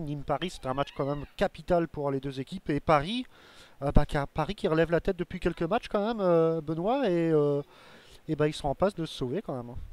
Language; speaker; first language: French; native; French